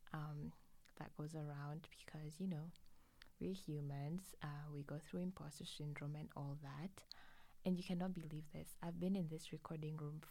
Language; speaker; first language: English; non-native, local second language; Swahili